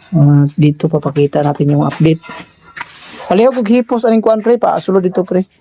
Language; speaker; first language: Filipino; non-native, local second language; Cebuano